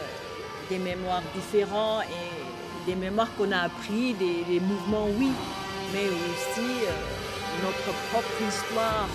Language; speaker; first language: French; non-native, fluent; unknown